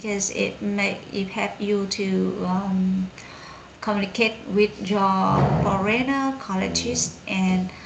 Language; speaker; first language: English; non-native, learner; Vietnamese